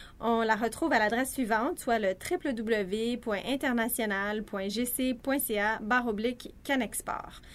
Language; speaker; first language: French; native; French